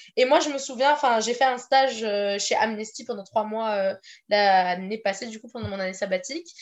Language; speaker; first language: French; native; French